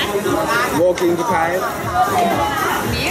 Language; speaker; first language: English; non-native, learner; Japanese